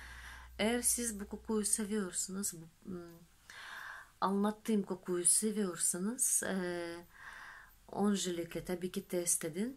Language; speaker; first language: Turkish; non-native, fluent; Russian